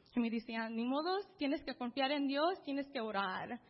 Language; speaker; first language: Spanish; early bilingual, heritage; Spanish